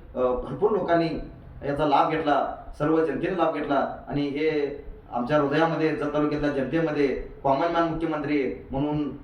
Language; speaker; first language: Marathi; native; Marathi